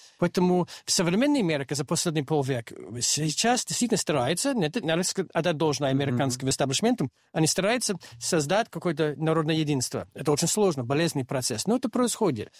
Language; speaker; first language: Russian; non-native, fluent; English